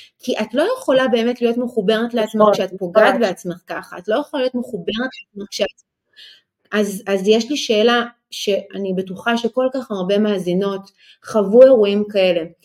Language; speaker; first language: Hebrew; early bilingual, other home language; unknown